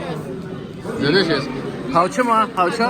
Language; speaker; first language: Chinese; non-native, learner; Pashto